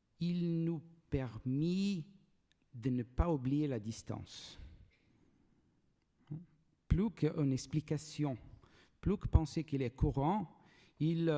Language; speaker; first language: French; non-native, learner; Portuguese